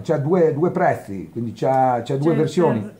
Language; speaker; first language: Italian; native; Italian